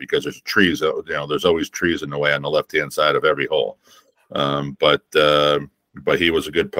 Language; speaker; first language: English; native; English